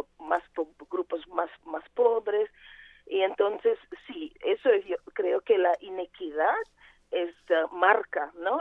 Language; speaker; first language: Spanish; non-native, fluent; Portuguese